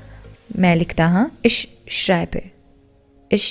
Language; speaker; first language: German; non-native, fluent; Punjabi